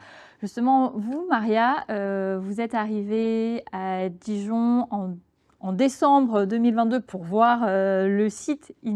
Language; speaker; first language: French; native; French